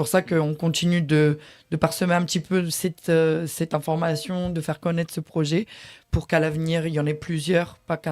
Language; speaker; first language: French; non-native, fluent; Romanian